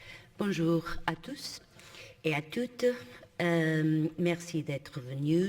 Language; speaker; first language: French; non-native, fluent; Portuguese